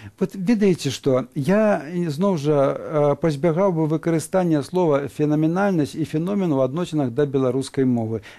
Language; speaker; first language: Belarusian; native; Belarusian